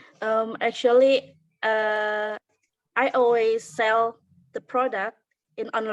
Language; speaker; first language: English; non-native, learner; Indonesian